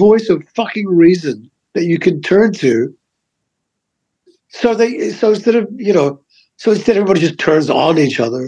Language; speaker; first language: English; native; English